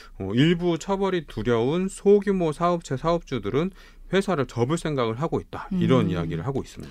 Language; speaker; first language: Korean; native; Korean